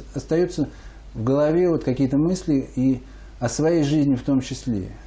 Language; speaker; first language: Russian; native; Russian